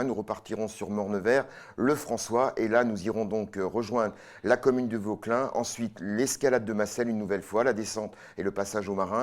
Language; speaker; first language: French; native; French